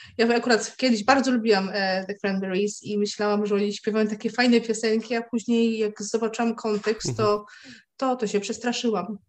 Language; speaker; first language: Polish; native; Polish